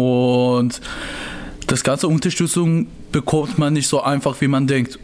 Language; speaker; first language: German; non-native, learner; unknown